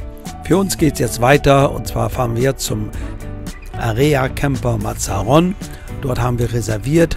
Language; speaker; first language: German; native; German